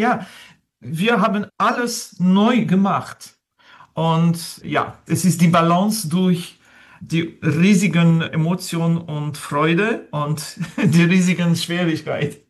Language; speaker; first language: German; non-native, learner; French